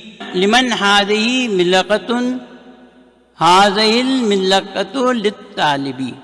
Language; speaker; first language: Arabic; non-native, learner; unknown